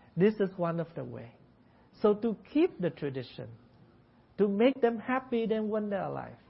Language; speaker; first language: English; non-native, fluent; Vietnamese